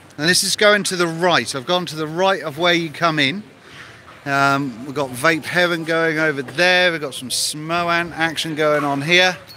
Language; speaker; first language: English; native; English